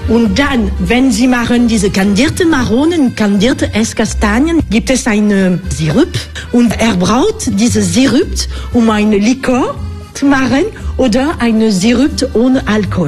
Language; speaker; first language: German; non-native, learner; French